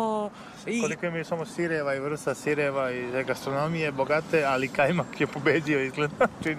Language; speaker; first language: Serbian; native; Serbian